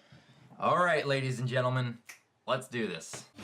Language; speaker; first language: English; native; English